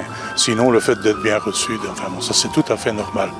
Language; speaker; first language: French; native; French